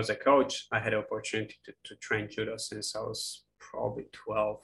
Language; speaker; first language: English; non-native, fluent; Polish